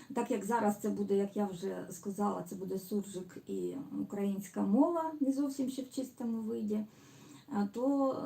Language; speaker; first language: Ukrainian; non-native, local second language; Russian